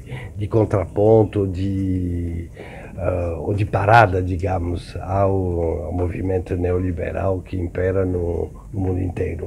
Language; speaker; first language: Portuguese; non-native, fluent; French